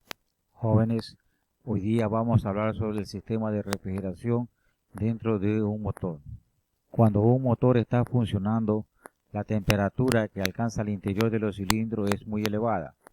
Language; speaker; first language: Spanish; native; Spanish